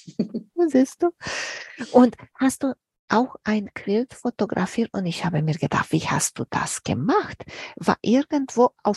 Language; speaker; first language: German; non-native, fluent; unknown